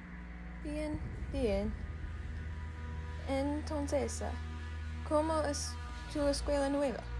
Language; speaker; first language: Spanish; non-native, learner; English